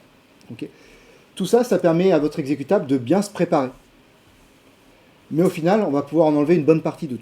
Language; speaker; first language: French; native; French